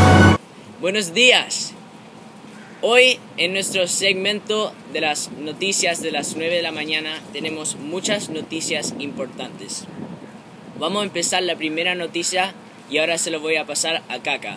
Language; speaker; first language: Spanish; non-native, learner; English